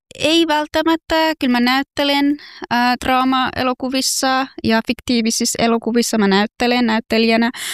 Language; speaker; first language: Finnish; non-native, fluent; Persian